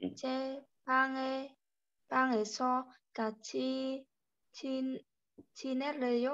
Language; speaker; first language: Korean; non-native, learner; Vietnamese